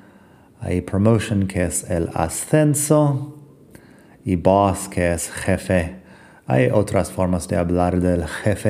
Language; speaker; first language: Spanish; non-native, fluent; English